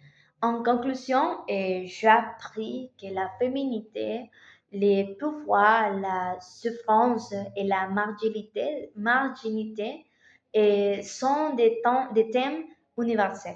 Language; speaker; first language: French; non-native, learner; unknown